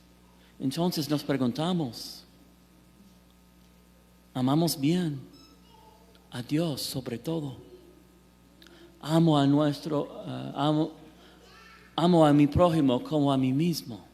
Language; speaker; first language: Spanish; non-native, fluent; English